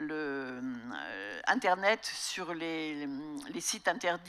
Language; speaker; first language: French; native; French